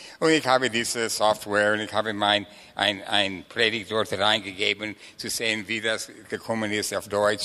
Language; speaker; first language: German; non-native, fluent; English